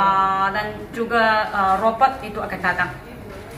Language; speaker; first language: Indonesian; non-native, learner; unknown